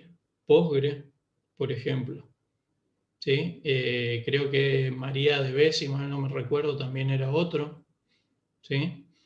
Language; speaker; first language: Spanish; native; Spanish